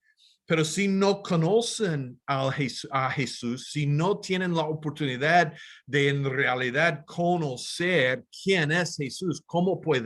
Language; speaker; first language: Spanish; non-native, fluent; English